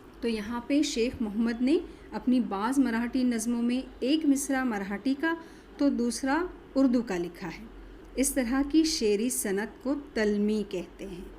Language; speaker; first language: Urdu; native; Urdu